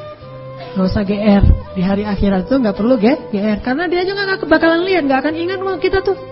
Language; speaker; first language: Indonesian; native; Indonesian